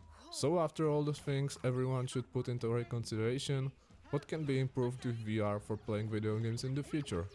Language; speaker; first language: English; non-native, fluent; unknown